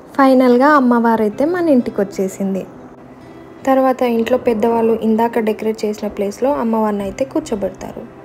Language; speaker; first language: Telugu; non-native, local second language; Lambadi